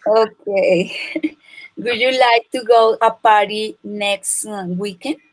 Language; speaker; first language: English; non-native, learner; Spanish